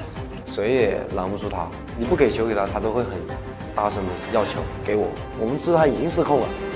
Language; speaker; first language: Chinese; native; Chinese